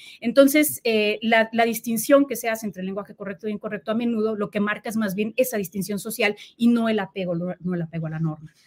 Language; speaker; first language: Spanish; native; Spanish